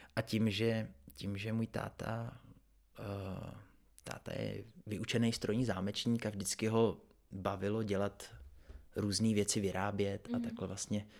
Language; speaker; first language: Czech; native; Czech